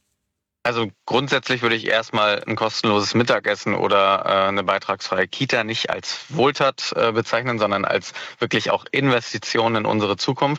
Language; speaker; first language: German; native; German